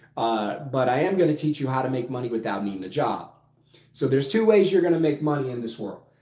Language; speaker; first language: English; native; English